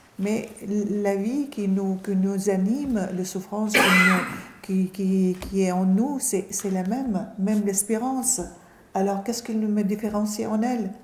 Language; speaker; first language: French; non-native, fluent; Arabic